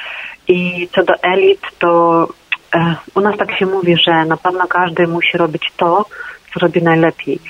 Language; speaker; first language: Polish; non-native, fluent; Ukrainian